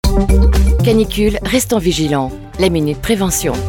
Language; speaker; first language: French; native; French